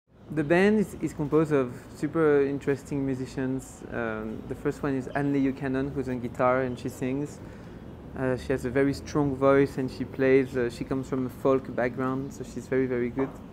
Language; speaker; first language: English; non-native, fluent; French